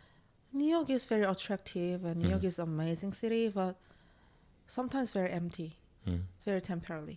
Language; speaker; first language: English; non-native, learner; Korean